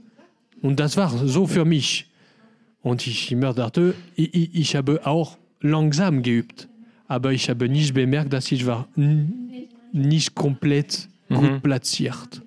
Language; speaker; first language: German; non-native, learner; French